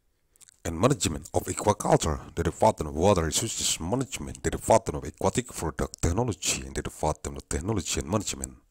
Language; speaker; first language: English; non-native, learner; Indonesian